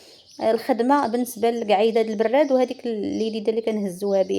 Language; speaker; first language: Arabic; native; Arabic